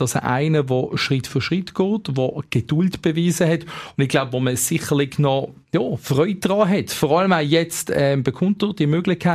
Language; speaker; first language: German; native; German